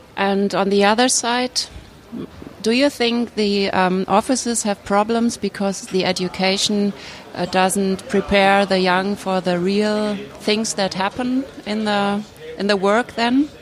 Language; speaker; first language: English; non-native, fluent; German